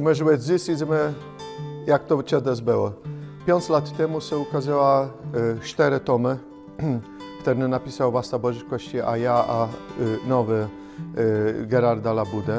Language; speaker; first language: Polish; non-native, local second language; Kashubian